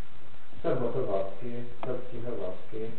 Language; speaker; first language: Polish; non-native, learner; Croatian